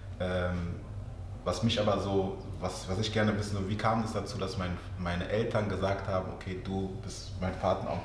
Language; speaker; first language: German; early bilingual, other home language; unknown